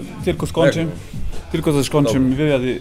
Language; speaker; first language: Polish; non-native, learner; Serbian